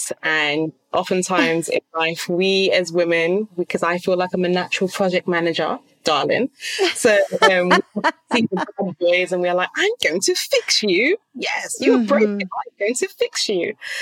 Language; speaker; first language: English; native; English